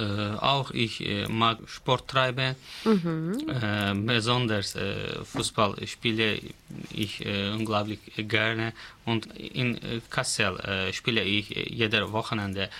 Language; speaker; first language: German; non-native, learner; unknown